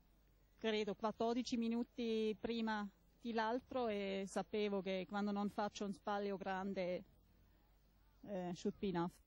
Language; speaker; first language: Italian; non-native, learner; German